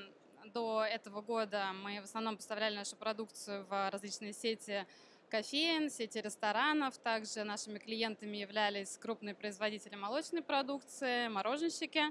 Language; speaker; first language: Russian; native; Russian